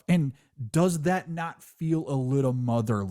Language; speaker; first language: English; native; English